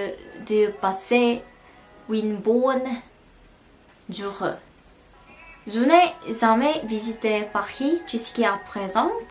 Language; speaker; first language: French; non-native, learner; Korean